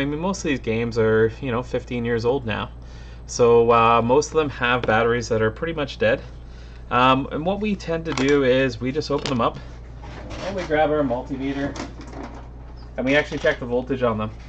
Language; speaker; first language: English; native; English